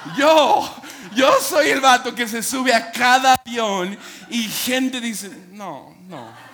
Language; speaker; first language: Spanish; non-native, fluent; English